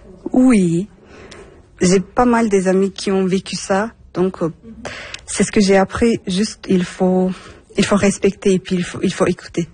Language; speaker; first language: French; non-native, fluent; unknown